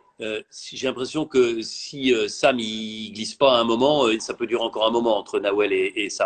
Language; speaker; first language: French; native; French